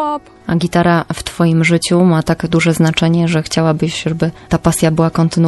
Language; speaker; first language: Polish; native; Polish